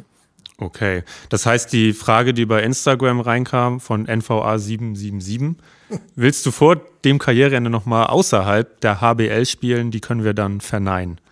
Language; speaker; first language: German; native; German